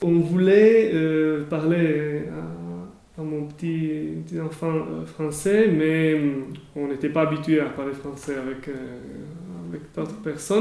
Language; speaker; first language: French; non-native, local second language; Italian